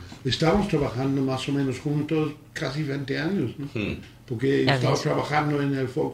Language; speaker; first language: Spanish; non-native, learner; English